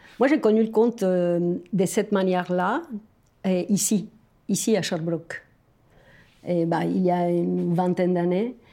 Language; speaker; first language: French; non-native, fluent; Spanish